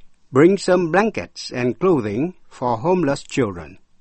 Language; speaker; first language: English; non-native, fluent; Vietnamese